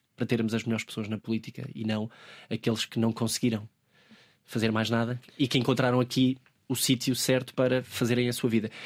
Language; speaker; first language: Portuguese; native; Portuguese